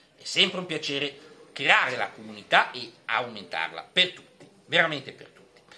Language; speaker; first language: Italian; non-native, fluent; French